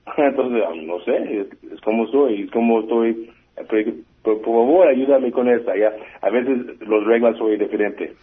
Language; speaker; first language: Spanish; early bilingual, heritage; English